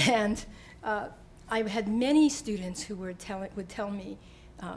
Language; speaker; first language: English; native; English